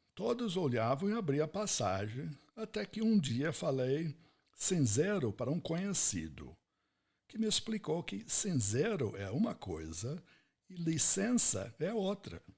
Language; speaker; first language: Portuguese; non-native, fluent; English